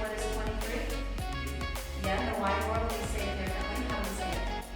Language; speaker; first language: English; native; English